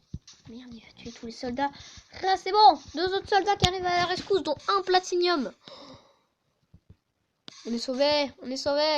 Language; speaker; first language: French; native; French